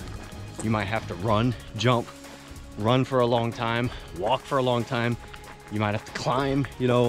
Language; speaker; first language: English; native; English